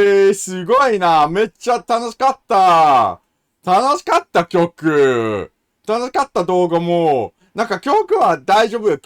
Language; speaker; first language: Japanese; non-native, learner; English